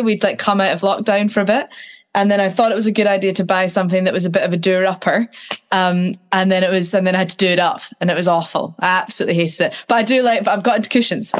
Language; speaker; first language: English; native; English